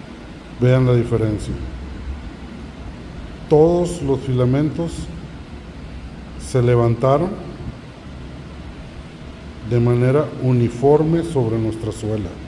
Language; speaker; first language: Spanish; native; Spanish